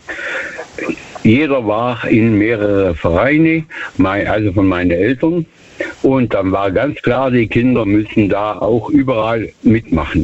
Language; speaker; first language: German; native; German